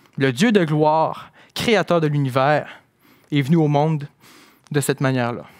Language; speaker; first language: French; native; French